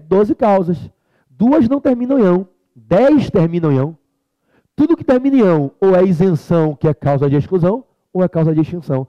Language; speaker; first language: Portuguese; native; Portuguese